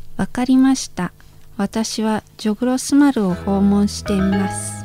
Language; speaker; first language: Japanese; non-native, learner; Indonesian